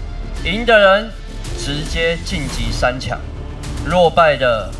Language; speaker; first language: Chinese; native; Chinese